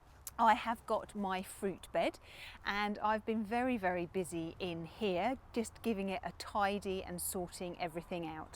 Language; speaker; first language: English; native; English